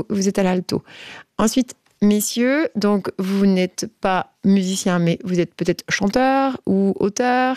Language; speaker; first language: French; native; French